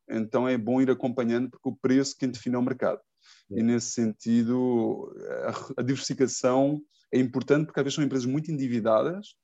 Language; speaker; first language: Portuguese; native; Portuguese